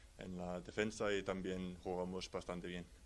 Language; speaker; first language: Spanish; non-native, learner; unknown